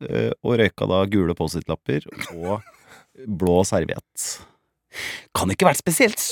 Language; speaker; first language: Norwegian; native; Norwegian